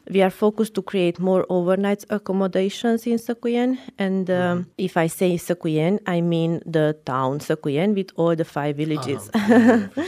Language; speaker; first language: English; non-native, learner; Romanian